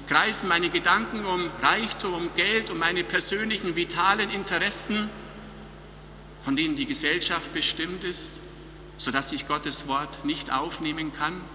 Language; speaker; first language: German; native; German